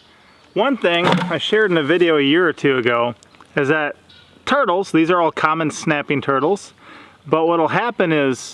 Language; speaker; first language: English; native; English